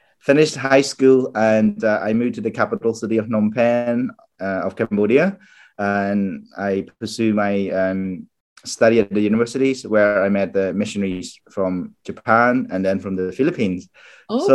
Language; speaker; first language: English; non-native, fluent; Khmer